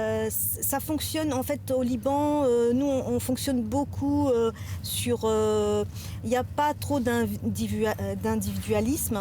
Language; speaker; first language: French; non-native, local second language; Arabic